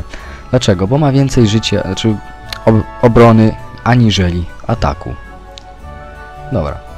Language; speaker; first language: Polish; native; Polish